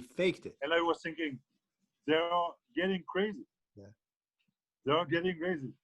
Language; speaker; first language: English; non-native, fluent; French